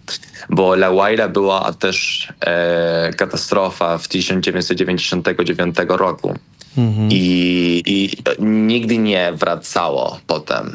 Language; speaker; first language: Polish; non-native, learner; Spanish